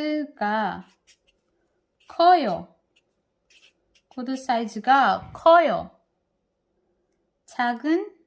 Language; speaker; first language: Korean; non-native, fluent; Filipino